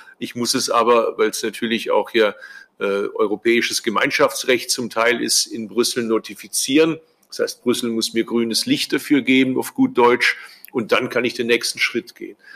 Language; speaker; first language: German; early bilingual, other home language; Turkish